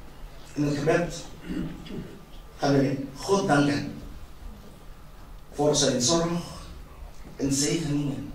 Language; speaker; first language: Dutch; non-native, fluent; Indonesian